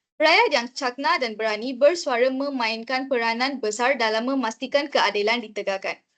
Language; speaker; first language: Malay; non-native, local second language; Tamil